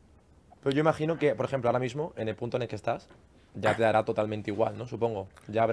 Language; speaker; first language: Spanish; native; Spanish